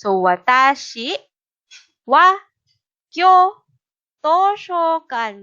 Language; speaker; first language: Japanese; non-native, fluent; Filipino